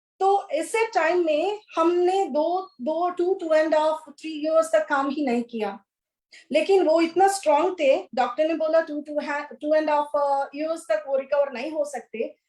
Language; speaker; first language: Hindi; non-native, local second language; Kannada